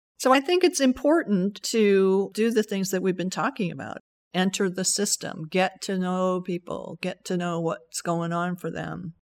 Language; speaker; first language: English; native; English